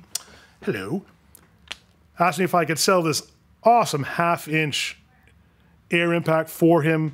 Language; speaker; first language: English; native; English